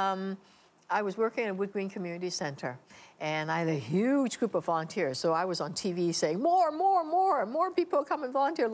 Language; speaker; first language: English; native; English